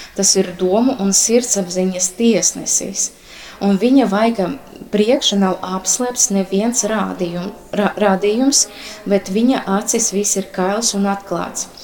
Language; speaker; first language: Latvian; non-native, local second language; Russian